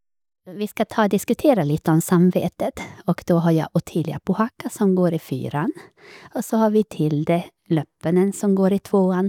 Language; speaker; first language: Swedish; native; Swedish